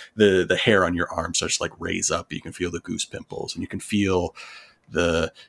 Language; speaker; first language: English; native; English